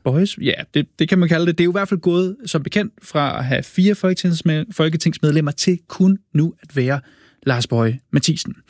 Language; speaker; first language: Danish; native; Danish